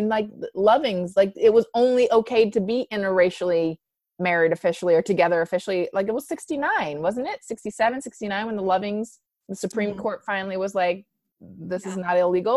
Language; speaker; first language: English; native; English